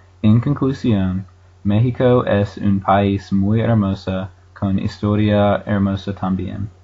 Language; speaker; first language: Spanish; non-native, learner; English